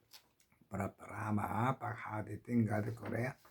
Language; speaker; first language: Indonesian; non-native, learner; Korean